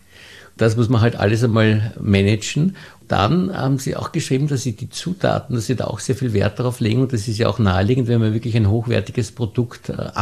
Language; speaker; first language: German; native; German